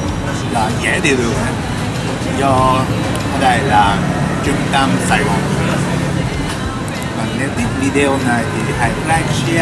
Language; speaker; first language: Vietnamese; non-native, learner; Japanese